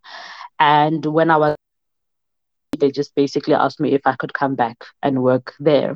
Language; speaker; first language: English; non-native, local second language; Southern Sotho